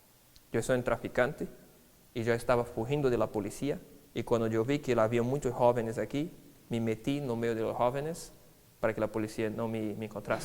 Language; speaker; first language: Spanish; non-native, fluent; Portuguese